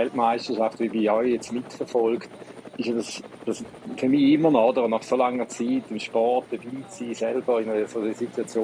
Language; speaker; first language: German; native; German